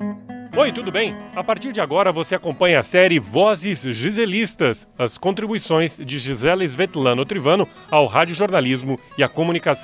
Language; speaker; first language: Portuguese; native; Portuguese